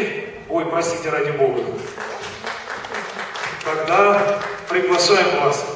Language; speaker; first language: Russian; native; Russian